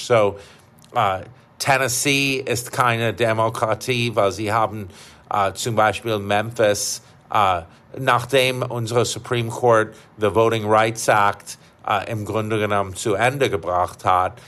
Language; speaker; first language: German; non-native, fluent; English